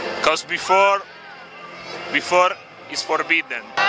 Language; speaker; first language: English; non-native, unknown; Italian